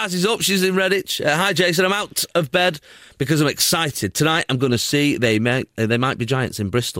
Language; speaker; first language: English; native; English